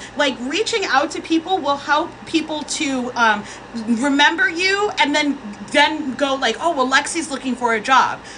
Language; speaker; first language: English; native; English